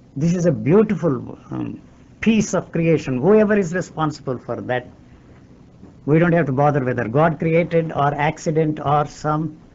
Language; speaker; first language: English; non-native, local second language; Telugu